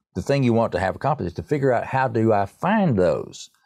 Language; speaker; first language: English; native; English